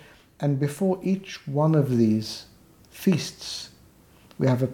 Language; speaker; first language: English; native; English